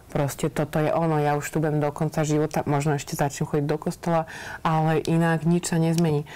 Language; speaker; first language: Slovak; native; Slovak